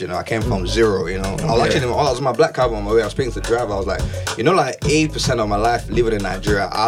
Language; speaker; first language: English; non-native, local second language; Yoruba